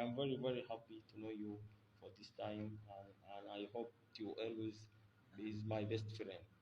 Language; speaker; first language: English; non-native, learner; Arabic